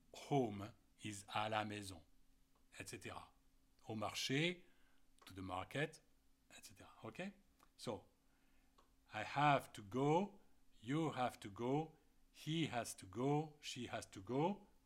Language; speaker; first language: English; non-native, fluent; French